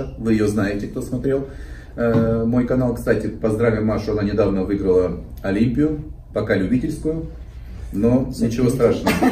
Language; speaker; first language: Russian; native; Russian